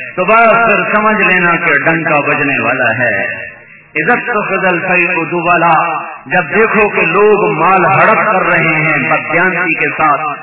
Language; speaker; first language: Urdu; non-native, local second language; Punjabi